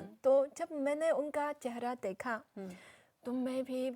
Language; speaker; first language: Hindi; non-native, fluent; Chinese